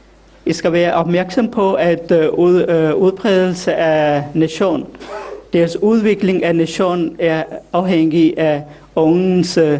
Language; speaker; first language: Danish; non-native, fluent; Urdu